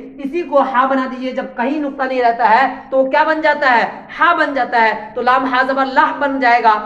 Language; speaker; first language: Hindi; native; Hindi